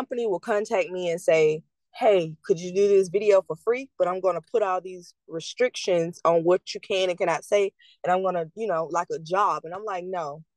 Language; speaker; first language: English; native; English